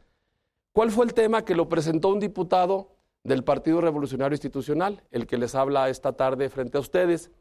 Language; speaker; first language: Spanish; native; Spanish